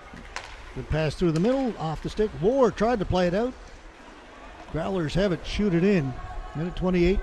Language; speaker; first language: English; native; English